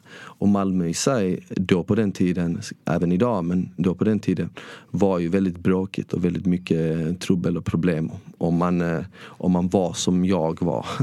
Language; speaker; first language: Swedish; early bilingual, other home language; Bosnian